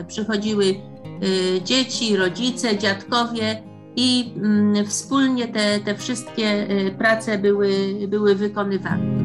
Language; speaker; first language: Polish; native; Polish